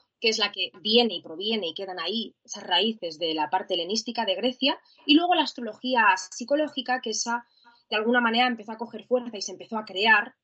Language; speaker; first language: Spanish; native; Spanish